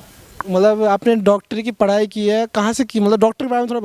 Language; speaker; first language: Hindi; native; Hindi